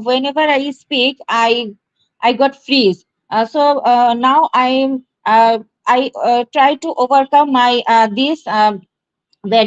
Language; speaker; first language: English; non-native, learner; Bangla